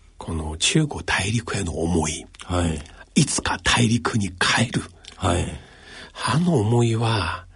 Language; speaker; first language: Japanese; non-native, fluent; Chinese